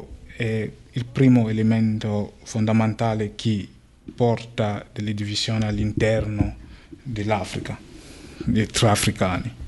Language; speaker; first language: Italian; non-native, fluent; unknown